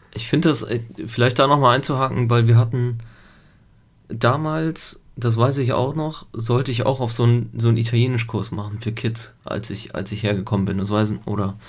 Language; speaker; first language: German; early bilingual, other home language; Italian